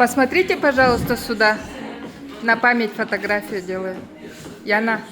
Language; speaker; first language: Russian; native; Russian